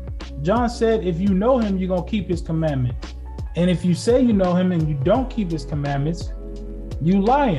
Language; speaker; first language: English; native; English